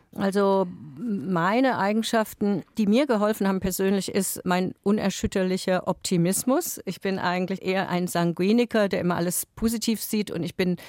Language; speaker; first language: German; native; German